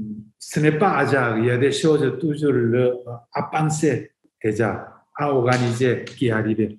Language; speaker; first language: French; non-native, fluent; Korean